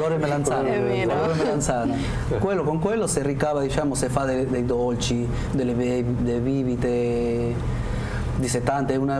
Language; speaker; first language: Italian; non-native, learner; Spanish